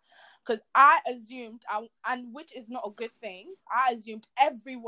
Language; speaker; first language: English; non-native, local second language; Yoruba